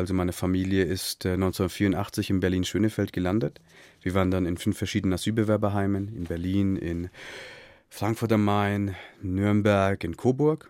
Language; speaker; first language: German; early bilingual, other home language; Tamil